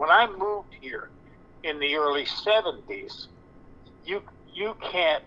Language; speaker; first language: English; native; English